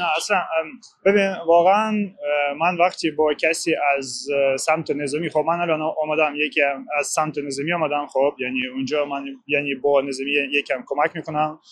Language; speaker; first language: Persian; non-native, learner; Ukrainian